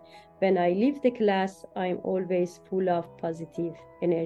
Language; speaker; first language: English; non-native, fluent; Persian